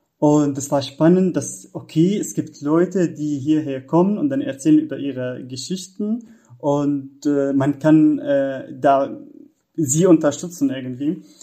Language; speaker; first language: German; non-native, fluent; Arabic